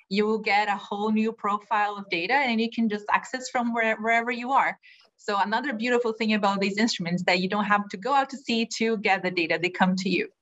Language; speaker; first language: English; non-native, fluent; Portuguese